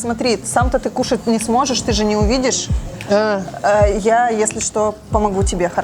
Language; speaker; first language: Russian; native; Russian